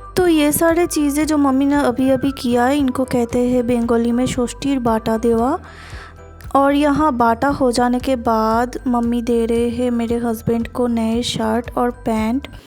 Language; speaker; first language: Hindi; non-native, local second language; Bangla